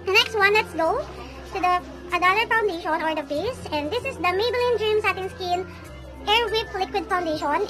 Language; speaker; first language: English; non-native, local second language; Filipino